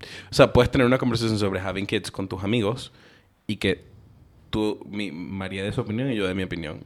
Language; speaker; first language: Spanish; early bilingual, heritage; Spanish